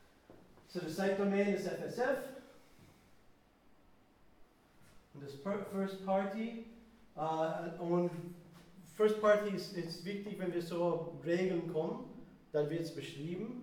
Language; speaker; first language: German; non-native, fluent; English